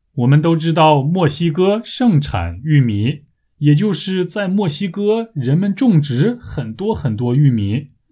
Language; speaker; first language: Chinese; native; Chinese